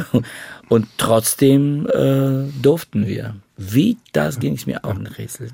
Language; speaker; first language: German; non-native, fluent; Bulgarian